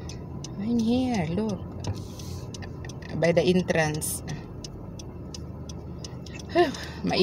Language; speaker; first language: English; non-native, local second language; Filipino